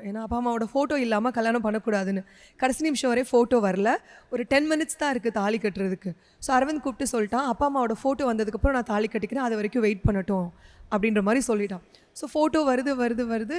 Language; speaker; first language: Tamil; native; Tamil